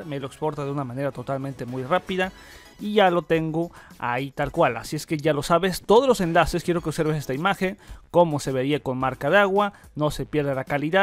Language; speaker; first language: Spanish; native; Spanish